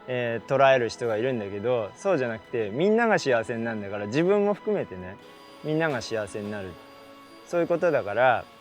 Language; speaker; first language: Japanese; native; Japanese